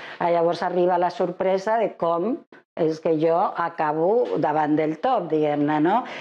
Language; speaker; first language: Catalan; non-native, fluent; Spanish